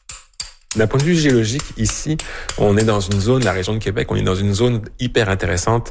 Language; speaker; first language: French; native; French